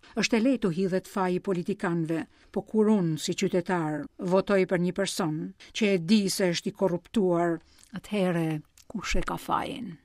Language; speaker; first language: Albanian; non-native, fluent; Greek